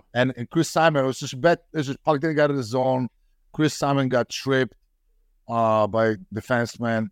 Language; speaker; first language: English; non-native, fluent; Polish